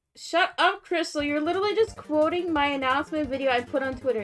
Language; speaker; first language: English; native; English